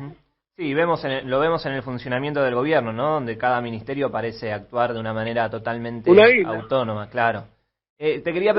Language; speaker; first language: Spanish; native; Spanish